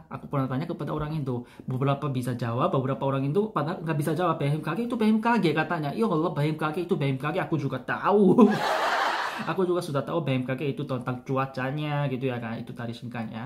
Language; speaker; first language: Indonesian; non-native, fluent; Korean